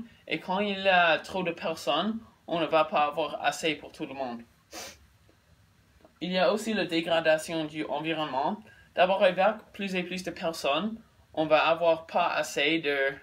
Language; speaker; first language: French; non-native, learner; English